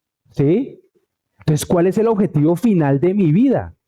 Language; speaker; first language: Spanish; native; Spanish